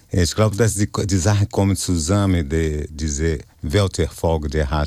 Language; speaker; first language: German; non-native, fluent; Portuguese